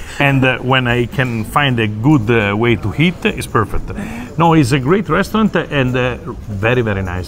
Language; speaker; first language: English; non-native, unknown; Italian